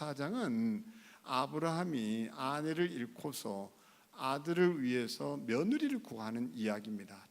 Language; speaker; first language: Korean; native; Korean